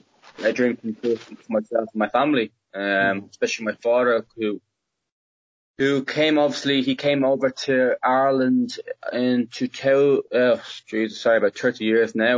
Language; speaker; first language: English; native; English